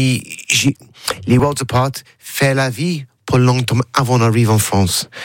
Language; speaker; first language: French; non-native, learner; English